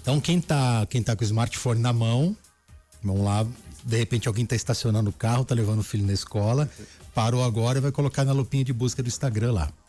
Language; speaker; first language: Portuguese; native; Portuguese